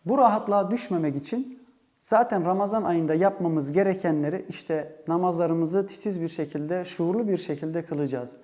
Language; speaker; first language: Turkish; early bilingual, heritage; Turkish